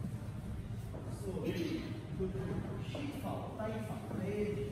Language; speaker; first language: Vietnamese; non-native, learner; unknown